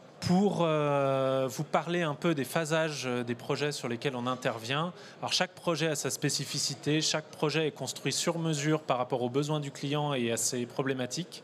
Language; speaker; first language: French; native; French